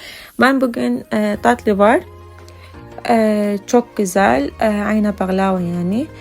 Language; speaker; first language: Turkish; non-native, learner; Arabic